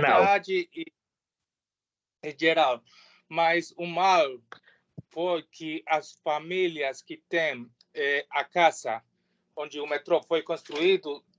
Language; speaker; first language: Portuguese; non-native, learner; Spanish